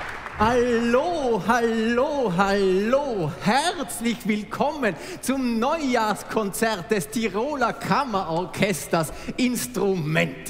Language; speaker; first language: German; native; German